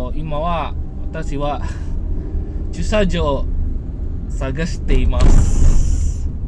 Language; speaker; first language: Japanese; non-native, learner; Indonesian